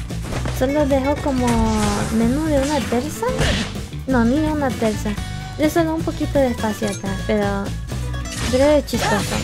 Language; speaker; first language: Spanish; early bilingual, heritage; English